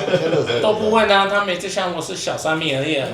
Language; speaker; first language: Chinese; non-native, fluent; English